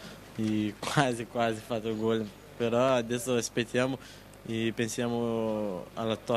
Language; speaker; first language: Italian; non-native, learner; Portuguese